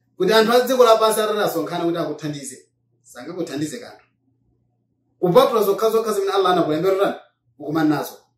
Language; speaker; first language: Nyanja; non-native, local second language; Yao